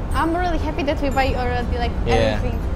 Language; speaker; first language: English; non-native, fluent; Polish